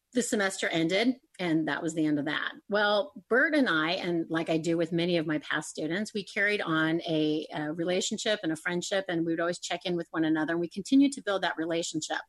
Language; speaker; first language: English; native; English